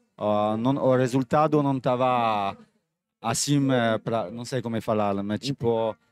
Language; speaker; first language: Portuguese; non-native, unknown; French